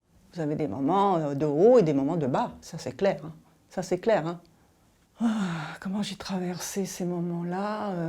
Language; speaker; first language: French; native; French